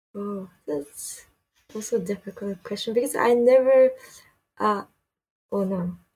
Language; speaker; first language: English; non-native, learner; Japanese